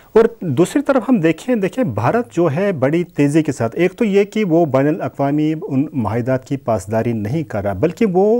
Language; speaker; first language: Urdu; non-native, local second language; Kashmiri